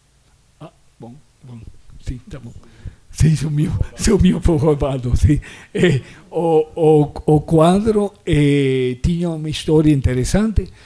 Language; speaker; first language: Portuguese; non-native, fluent; Spanish